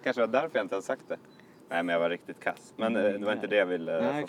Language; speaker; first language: Swedish; native; Swedish